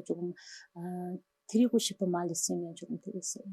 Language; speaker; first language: Korean; non-native, fluent; Mongolian